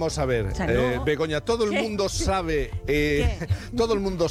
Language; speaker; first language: Spanish; native; Spanish